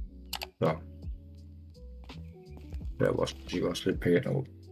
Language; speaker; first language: Danish; native; Danish